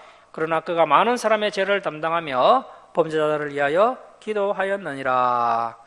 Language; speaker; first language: Korean; native; Korean